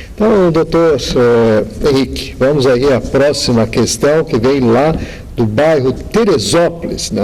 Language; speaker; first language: Portuguese; native; Portuguese